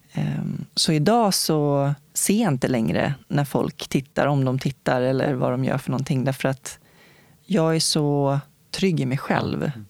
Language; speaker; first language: Swedish; native; Swedish